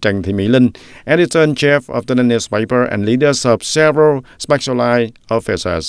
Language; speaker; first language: English; non-native, fluent; Vietnamese